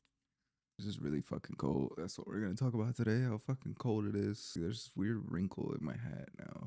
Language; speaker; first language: English; native; English